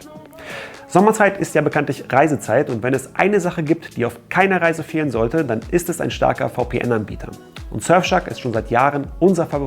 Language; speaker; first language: German; native; German